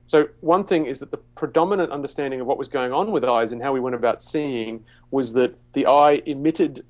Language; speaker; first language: English; native; English